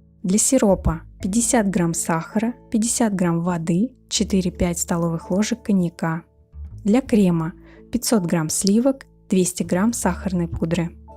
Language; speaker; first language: Russian; native; Russian